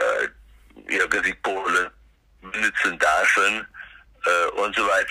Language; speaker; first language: German; non-native, fluent; Swedish